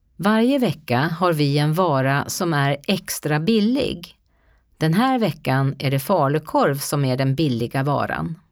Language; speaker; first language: Swedish; native; Swedish